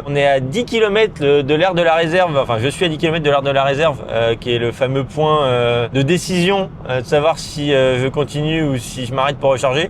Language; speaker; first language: French; native; French